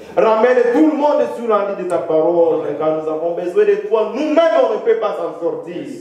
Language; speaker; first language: French; non-native, local second language; Swahili